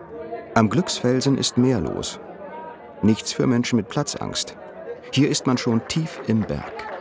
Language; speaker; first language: German; native; German